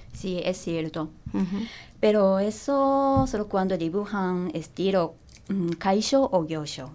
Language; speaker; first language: Spanish; non-native, learner; Japanese